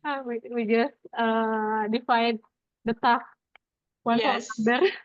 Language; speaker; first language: English; non-native, fluent; Indonesian